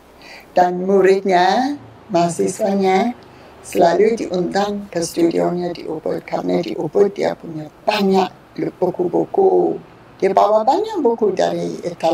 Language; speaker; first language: Indonesian; non-native, fluent; English